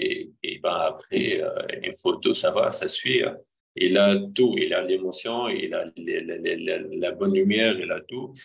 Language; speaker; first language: French; non-native, fluent; Arabic